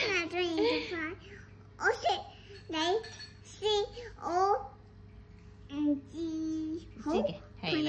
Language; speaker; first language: Chinese; non-native, local second language; Cantonese